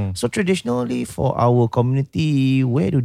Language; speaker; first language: English; native; English